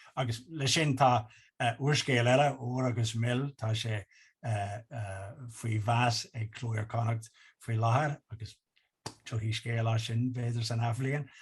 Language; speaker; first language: Irish; non-native, local second language; English